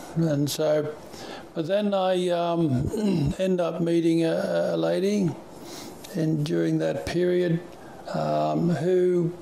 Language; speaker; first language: English; native; English